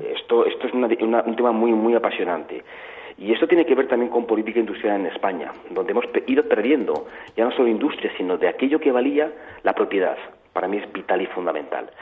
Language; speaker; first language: Spanish; native; Spanish